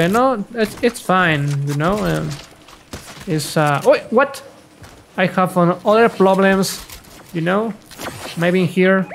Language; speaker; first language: English; non-native, learner; Spanish